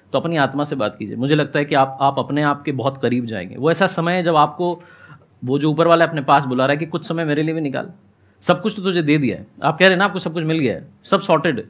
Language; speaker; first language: Hindi; native; Hindi